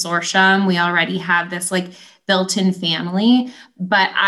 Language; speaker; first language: English; native; English